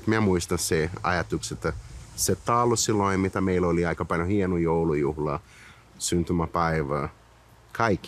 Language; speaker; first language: Finnish; non-native, fluent; Portuguese